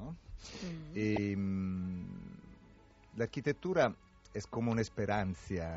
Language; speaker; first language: Spanish; non-native, fluent; Italian